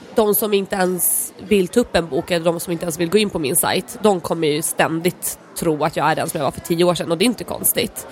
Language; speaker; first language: Swedish; early bilingual, other home language; Polish